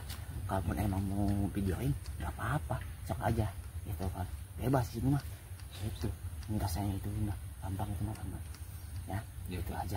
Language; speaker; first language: Indonesian; native; Indonesian